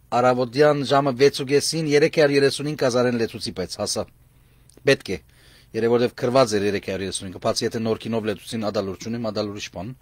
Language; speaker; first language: Armenian; native; Armenian